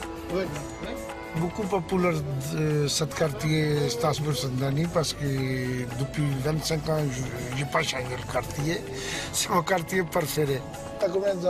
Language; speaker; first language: French; non-native, learner; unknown